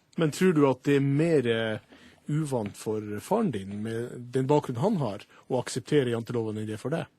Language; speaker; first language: Norwegian; native; Norwegian